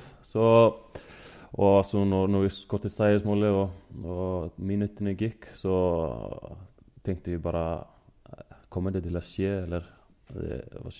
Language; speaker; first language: Norwegian; non-native, fluent; Icelandic